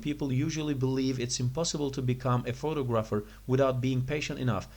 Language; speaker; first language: English; non-native, fluent; Turkish